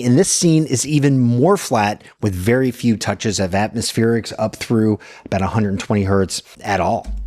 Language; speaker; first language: English; native; English